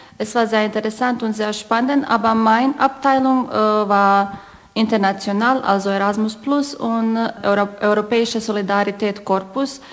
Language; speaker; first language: German; non-native, fluent; Croatian